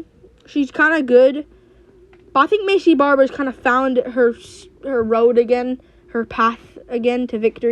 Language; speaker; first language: English; native; English